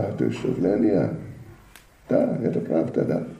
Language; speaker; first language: Russian; non-native, learner; English